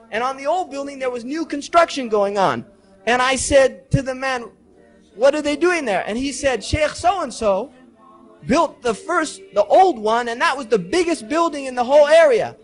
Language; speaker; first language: English; native; English